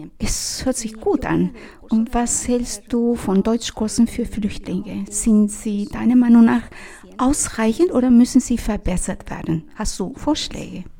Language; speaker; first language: German; non-native, fluent; Spanish